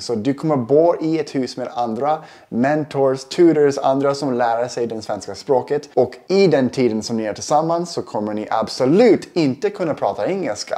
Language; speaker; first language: Swedish; non-native, fluent; English